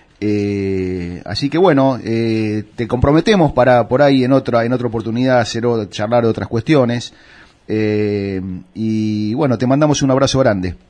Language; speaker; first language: Spanish; native; Spanish